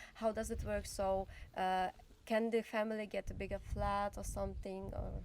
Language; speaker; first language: English; non-native, fluent; Ukrainian